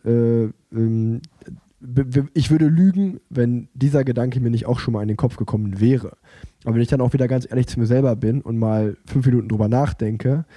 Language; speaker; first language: German; native; German